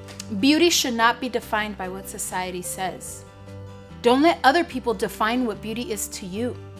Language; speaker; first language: English; early bilingual, other home language; Spanish